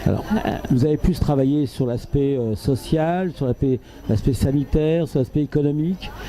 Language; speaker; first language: French; native; French